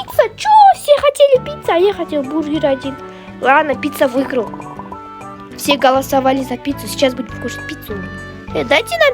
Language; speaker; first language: Russian; non-native, local second language; Kazakh